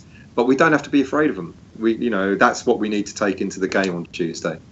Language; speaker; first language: English; native; English